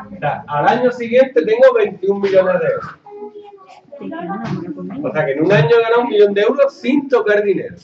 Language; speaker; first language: Spanish; native; Spanish